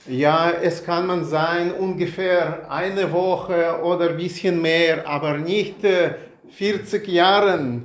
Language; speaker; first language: German; non-native, learner; Russian